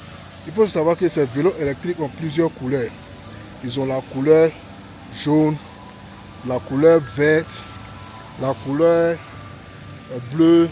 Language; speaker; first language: French; non-native, local second language; Bambara